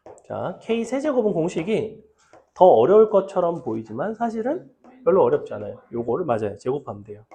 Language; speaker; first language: Korean; native; Korean